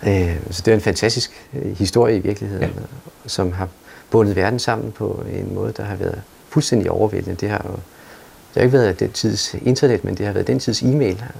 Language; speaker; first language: Danish; native; Danish